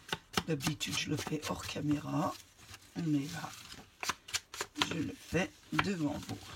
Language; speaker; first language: French; native; French